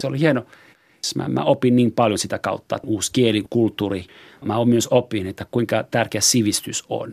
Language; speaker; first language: Finnish; non-native, fluent; French